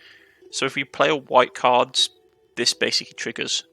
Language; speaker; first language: English; native; English